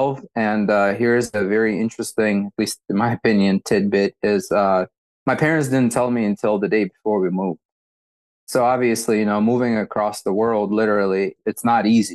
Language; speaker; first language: English; early bilingual, other home language; Russian